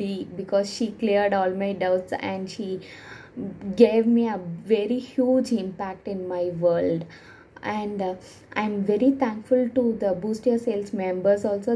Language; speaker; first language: English; non-native, local second language; Tamil